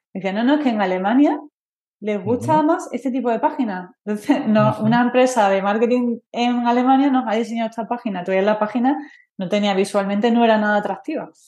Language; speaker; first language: Spanish; native; Spanish